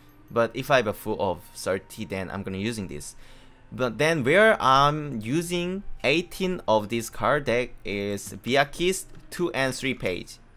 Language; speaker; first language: English; non-native, learner; Korean